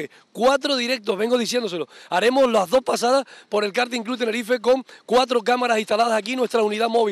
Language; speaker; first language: Spanish; native; Spanish